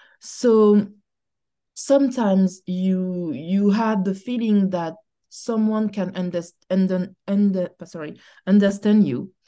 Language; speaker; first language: English; non-native, learner; French